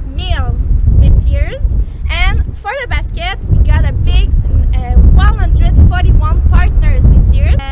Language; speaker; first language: English; non-native, local second language; French